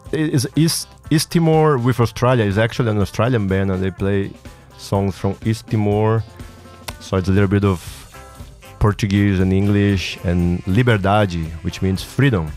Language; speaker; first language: English; non-native, fluent; Portuguese